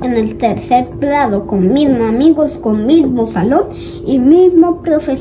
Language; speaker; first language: Spanish; early bilingual, heritage; Spanish